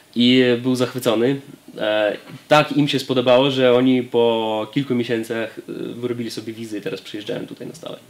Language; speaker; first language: Polish; non-native, fluent; Russian